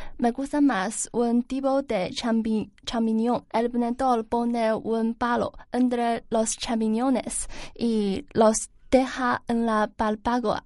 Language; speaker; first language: Spanish; non-native, learner; Chinese